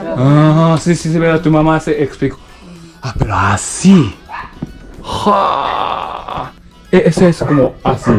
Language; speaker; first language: Spanish; non-native, learner; Japanese